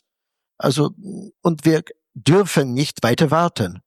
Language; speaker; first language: German; non-native, fluent; Polish